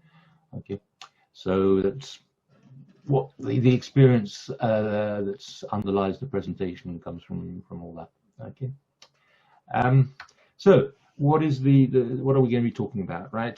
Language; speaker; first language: English; non-native, fluent; French